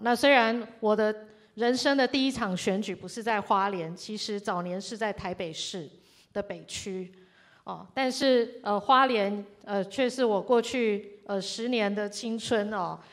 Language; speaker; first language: Chinese; native; Chinese